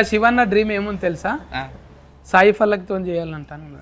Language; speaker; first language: Telugu; native; Telugu